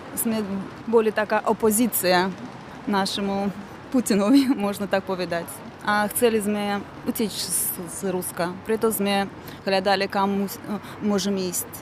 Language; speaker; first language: Slovak; non-native, learner; Russian